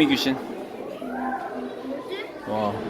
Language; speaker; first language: Korean; native; Korean